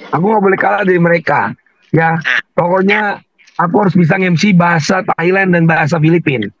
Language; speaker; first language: Indonesian; native; Indonesian